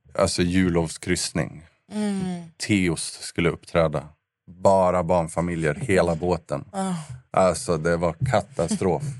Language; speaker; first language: Swedish; native; Swedish